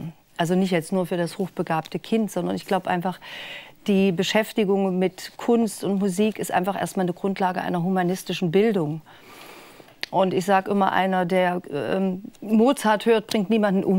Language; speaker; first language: German; native; German